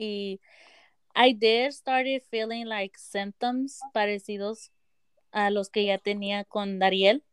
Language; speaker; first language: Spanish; early bilingual, heritage; Spanish